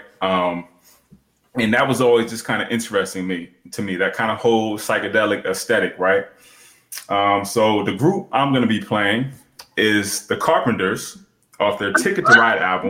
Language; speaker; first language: English; native; English